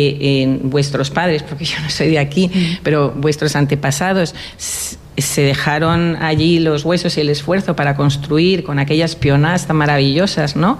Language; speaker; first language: Spanish; native; Spanish